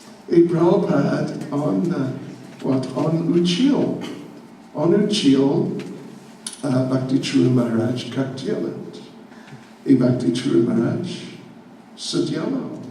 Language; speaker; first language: Russian; non-native, learner; English